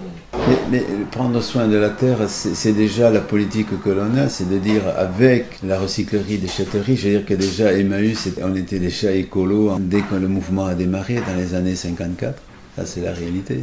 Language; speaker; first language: French; native; French